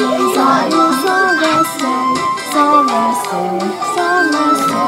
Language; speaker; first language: French; non-native, learner; English